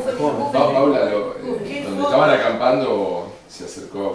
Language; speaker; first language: Spanish; native; Spanish